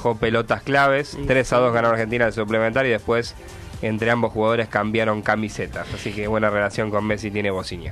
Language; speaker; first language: Spanish; native; Spanish